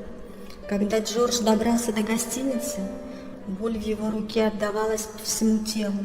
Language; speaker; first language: Russian; native; Russian